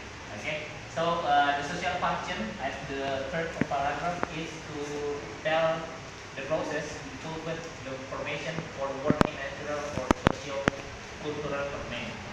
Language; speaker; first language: English; non-native, learner; Indonesian